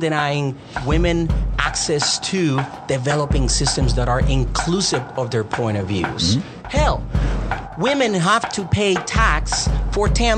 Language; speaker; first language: English; non-native, fluent; Spanish